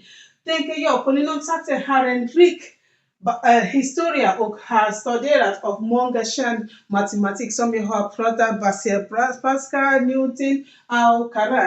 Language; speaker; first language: Swedish; non-native, learner; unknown